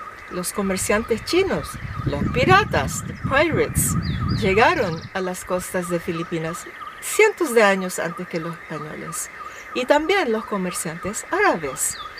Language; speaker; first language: Spanish; non-native, fluent; Filipino